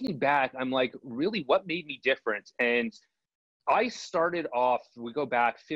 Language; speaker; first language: English; native; English